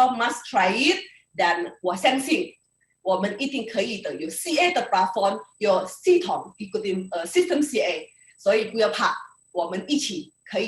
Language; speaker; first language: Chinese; early bilingual, heritage; Indonesian